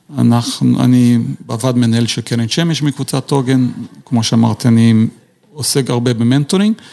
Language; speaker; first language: Hebrew; non-native, fluent; Portuguese